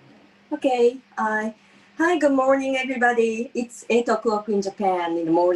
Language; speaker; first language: English; non-native, fluent; Japanese